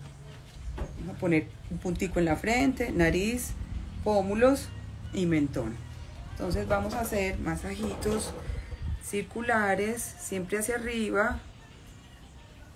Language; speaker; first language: Spanish; native; Spanish